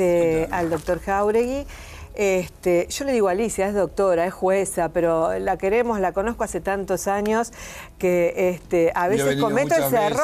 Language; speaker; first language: Spanish; native; Spanish